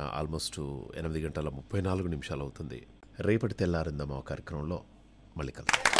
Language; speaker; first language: Telugu; native; Telugu